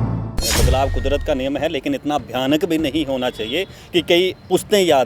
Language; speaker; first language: Hindi; native; Hindi